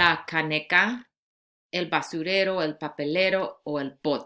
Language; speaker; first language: Spanish; non-native, fluent; English